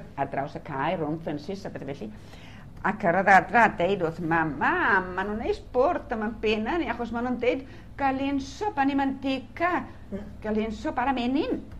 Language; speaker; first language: Welsh; early bilingual, heritage; Welsh